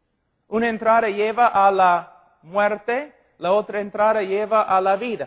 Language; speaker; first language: Spanish; non-native, fluent; English